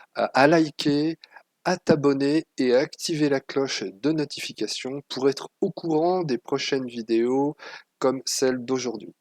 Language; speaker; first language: French; native; French